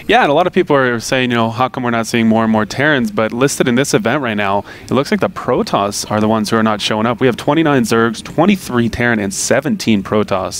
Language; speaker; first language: English; native; English